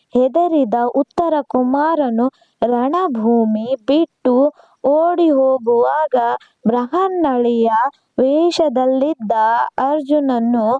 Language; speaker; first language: Kannada; non-native, local second language; Urdu